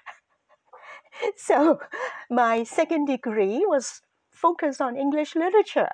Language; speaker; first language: English; non-native, local second language; Cantonese